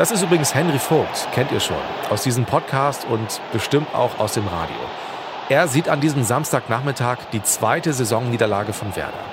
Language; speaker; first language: German; native; German